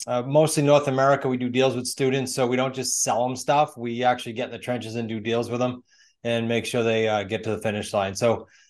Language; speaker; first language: English; native; English